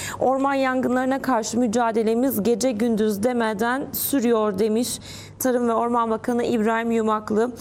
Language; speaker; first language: Turkish; early bilingual, heritage; Turkish